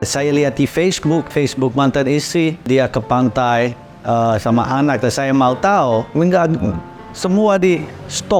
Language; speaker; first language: Indonesian; non-native, learner; Dutch